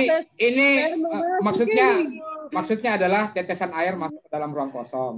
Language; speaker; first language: Indonesian; native; Indonesian